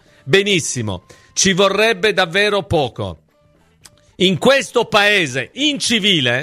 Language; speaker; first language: Italian; native; Italian